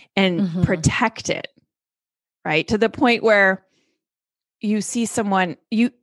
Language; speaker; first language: English; native; English